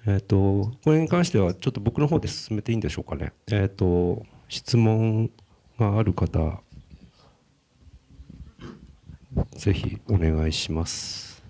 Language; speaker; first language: Japanese; native; Japanese